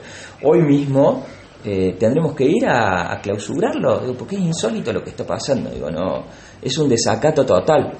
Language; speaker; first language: Spanish; native; Spanish